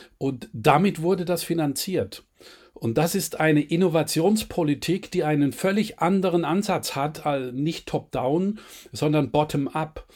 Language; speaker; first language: German; native; German